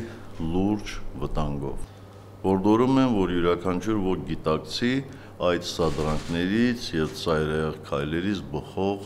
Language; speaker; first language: Armenian; native; Armenian